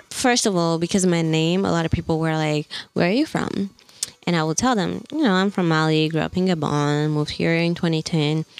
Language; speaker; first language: English; non-native, fluent; French